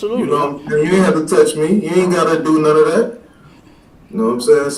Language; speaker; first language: English; native; English